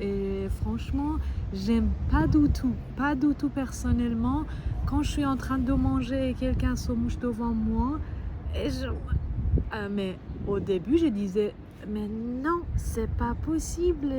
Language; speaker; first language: French; non-native, fluent; Persian